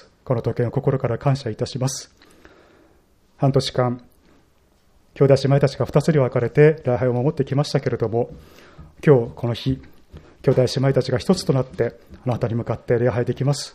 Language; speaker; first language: Japanese; native; Japanese